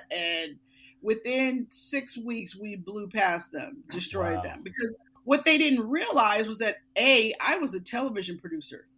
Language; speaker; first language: English; native; English